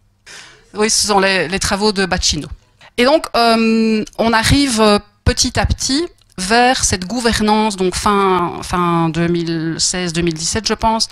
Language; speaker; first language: French; native; French